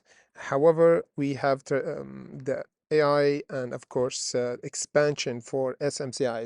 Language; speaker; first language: English; non-native, fluent; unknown